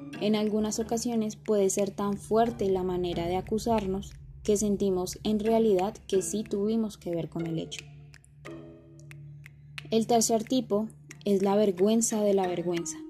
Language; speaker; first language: Spanish; native; Spanish